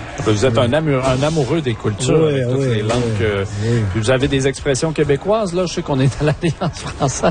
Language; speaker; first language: French; native; French